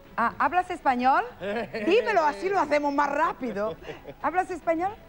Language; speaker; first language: Spanish; non-native, fluent; Italian